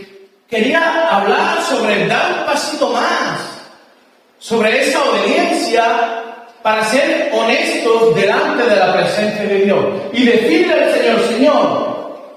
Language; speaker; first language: Spanish; native; Spanish